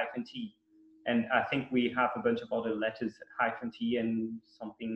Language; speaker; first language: English; non-native, fluent; Italian